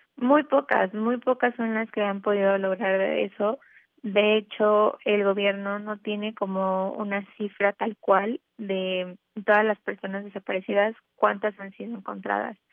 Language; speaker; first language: Spanish; native; Spanish